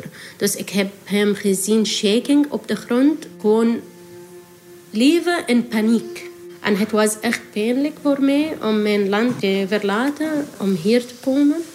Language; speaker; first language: Dutch; non-native, learner; Arabic